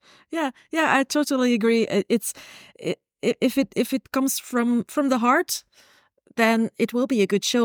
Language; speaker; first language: English; non-native, fluent; Dutch